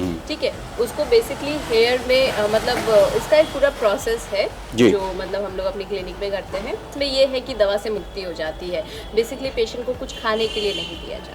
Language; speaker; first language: Hindi; native; Hindi